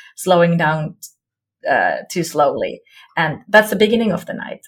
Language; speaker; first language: English; non-native, fluent; Finnish